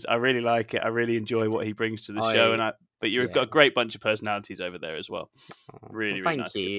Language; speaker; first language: English; native; English